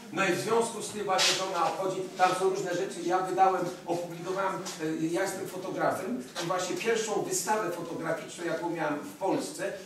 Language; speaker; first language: Polish; early bilingual, heritage; Polish